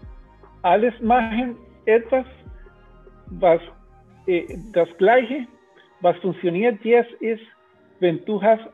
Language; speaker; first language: German; non-native, learner; Spanish